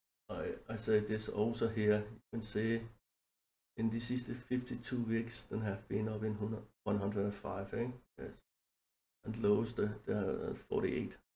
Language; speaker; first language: English; non-native, learner; Danish